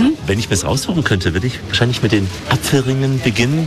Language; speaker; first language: German; native; German